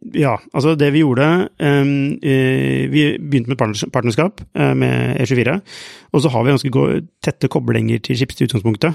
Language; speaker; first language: Norwegian; native; Norwegian